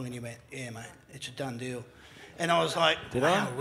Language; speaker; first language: English; native; English